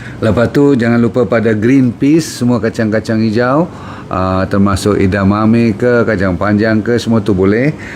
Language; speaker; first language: Malay; native; Malay